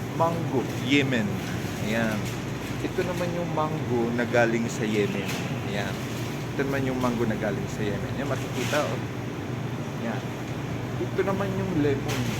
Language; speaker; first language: Filipino; non-native, local second language; Cebuano